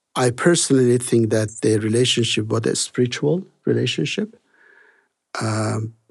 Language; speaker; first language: English; non-native, fluent; Persian